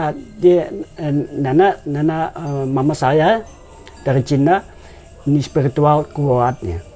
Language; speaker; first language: Indonesian; non-native, learner; Dutch